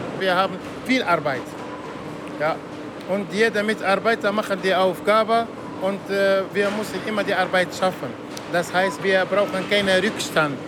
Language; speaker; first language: German; non-native, learner; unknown